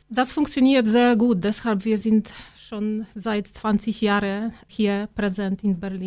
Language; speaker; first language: German; non-native, fluent; Polish